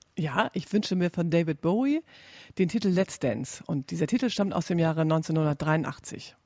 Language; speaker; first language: German; native; German